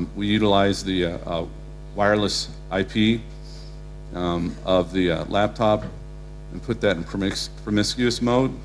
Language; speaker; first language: English; native; English